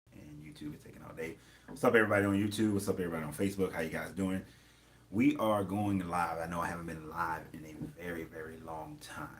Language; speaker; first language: English; native; English